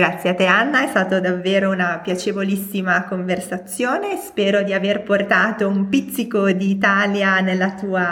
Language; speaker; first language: Italian; native; Italian